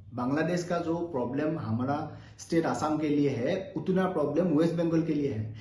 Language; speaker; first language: Hindi; non-native, local second language; Assamese